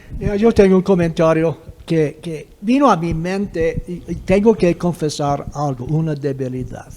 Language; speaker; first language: Spanish; non-native, fluent; English